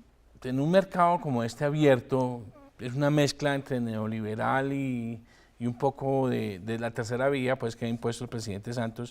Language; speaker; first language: Spanish; native; Spanish